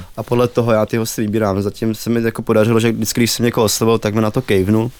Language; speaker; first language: Czech; early bilingual, other home language; Vietnamese